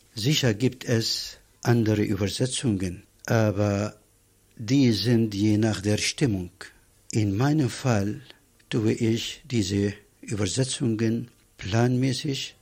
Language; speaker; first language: German; non-native, fluent; Arabic